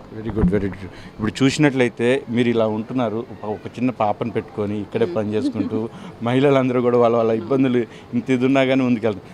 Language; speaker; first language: Telugu; native; Telugu